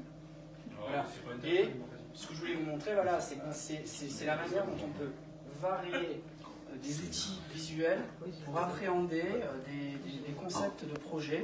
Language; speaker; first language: French; native; French